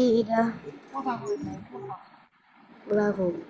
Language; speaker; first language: Arabic; non-native, learner; Bangla